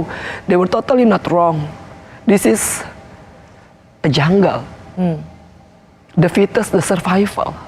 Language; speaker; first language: English; non-native, fluent; Indonesian